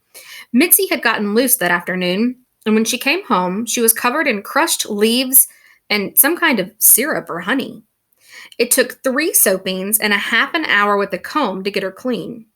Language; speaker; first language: English; native; English